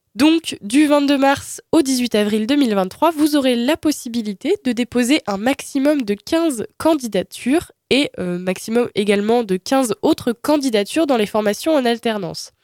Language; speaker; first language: French; native; French